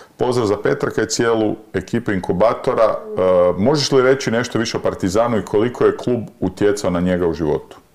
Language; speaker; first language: Croatian; native; Croatian